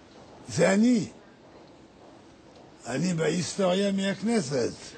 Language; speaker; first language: Hebrew; non-native, learner; French